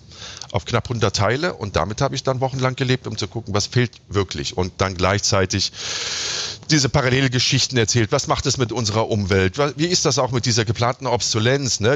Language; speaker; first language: German; native; German